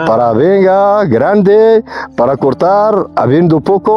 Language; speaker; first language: Spanish; non-native, learner; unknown